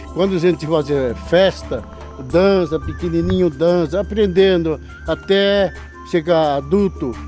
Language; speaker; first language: Portuguese; non-native, local second language; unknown